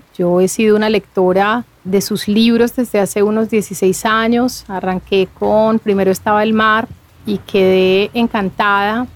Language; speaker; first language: Spanish; native; Spanish